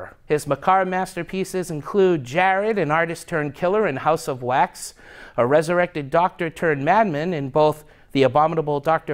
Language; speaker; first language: English; native; English